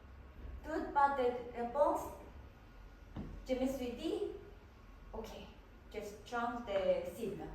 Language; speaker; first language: French; non-native, learner; Korean